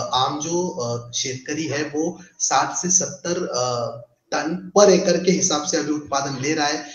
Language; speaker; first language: Hindi; non-native, local second language; Marathi